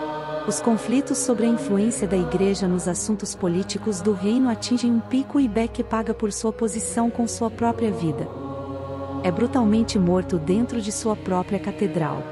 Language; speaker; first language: Portuguese; native; Portuguese